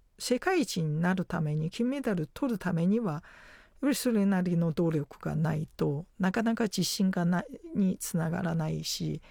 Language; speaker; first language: Japanese; non-native, fluent; Chinese